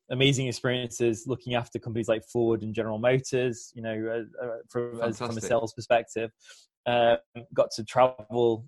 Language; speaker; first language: English; native; English